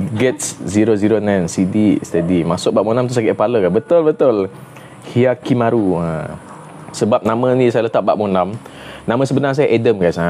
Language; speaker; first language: Malay; non-native, local second language; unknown